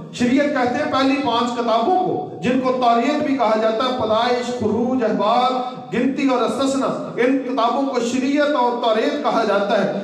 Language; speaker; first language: Urdu; non-native, local second language; Punjabi